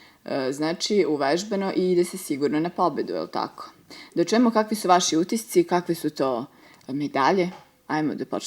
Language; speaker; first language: Serbian; native; Serbian